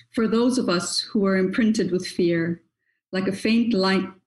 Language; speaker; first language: English; native; English